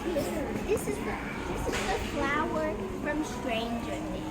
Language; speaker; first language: English; native; English